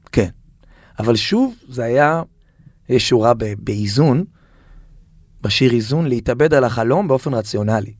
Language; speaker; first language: Hebrew; native; Hebrew